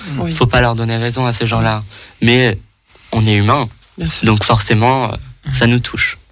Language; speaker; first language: French; native; French